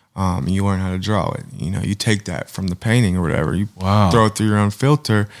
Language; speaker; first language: English; native; English